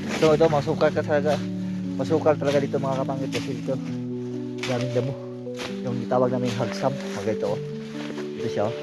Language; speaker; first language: Filipino; non-native, local second language; Cebuano